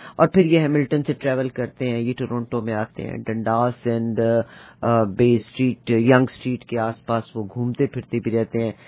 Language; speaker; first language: Urdu; native; Urdu